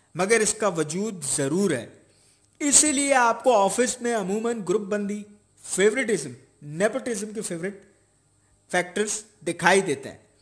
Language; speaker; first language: Urdu; native; Urdu